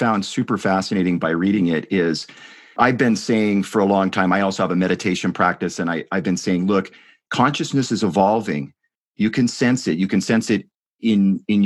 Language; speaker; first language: English; native; English